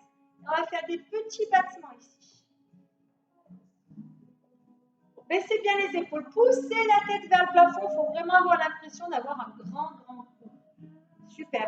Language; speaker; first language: French; native; French